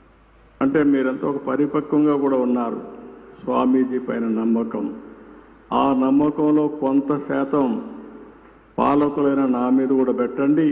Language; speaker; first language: Telugu; native; Telugu